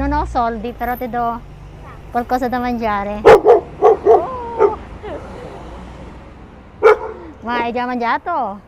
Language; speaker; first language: Italian; non-native, fluent; Filipino